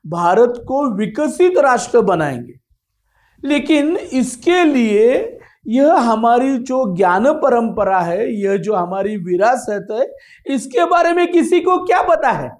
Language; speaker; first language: Hindi; non-native, local second language; Marathi